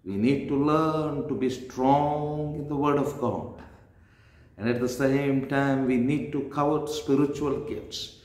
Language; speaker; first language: English; non-native, local second language; Kannada